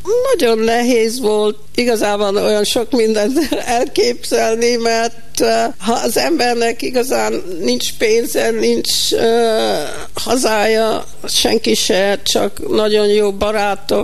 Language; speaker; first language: Hungarian; early bilingual, heritage; Hungarian